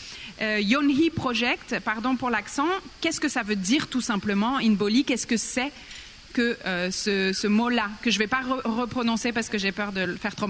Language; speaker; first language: French; native; French